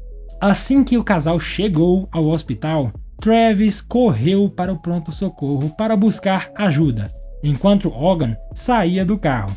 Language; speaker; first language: Portuguese; native; Portuguese